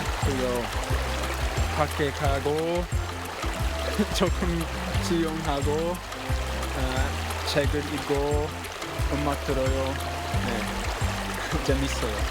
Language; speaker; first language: Korean; non-native, learner; English